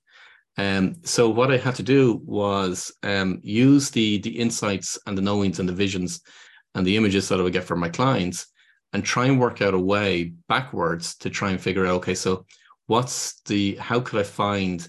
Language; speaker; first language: English; native; English